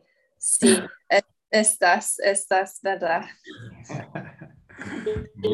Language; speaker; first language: Spanish; non-native, learner; English